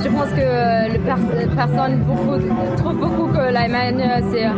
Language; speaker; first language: French; non-native, learner; German